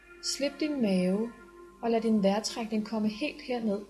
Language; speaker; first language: Danish; native; Danish